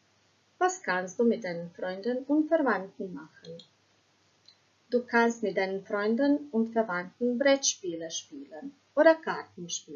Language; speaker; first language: German; non-native, fluent; Croatian